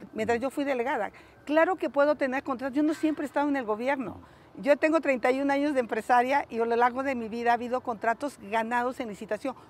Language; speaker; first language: Spanish; native; Spanish